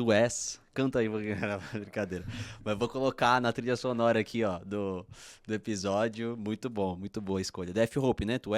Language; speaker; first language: Portuguese; native; Portuguese